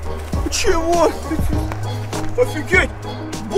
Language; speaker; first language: Russian; native; Russian